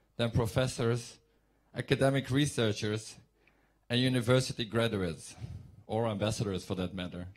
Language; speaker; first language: English; non-native, fluent; Dutch